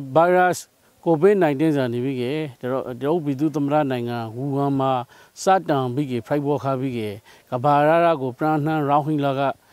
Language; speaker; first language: Burmese; native; Burmese